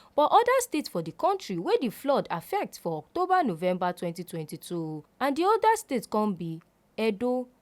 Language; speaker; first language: Nigerian Pidgin; native; Nigerian Pidgin